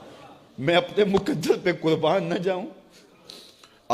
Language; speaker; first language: Urdu; native; Urdu